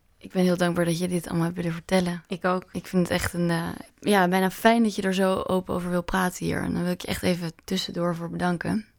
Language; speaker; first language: Dutch; native; Dutch